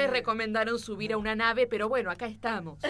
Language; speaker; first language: Spanish; native; Spanish